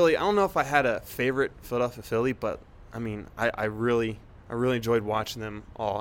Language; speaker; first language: English; native; English